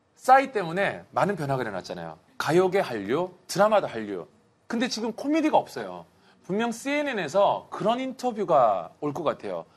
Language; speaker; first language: Korean; native; Korean